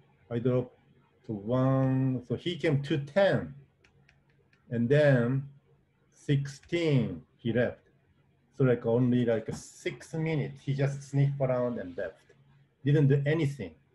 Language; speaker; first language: English; non-native, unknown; Japanese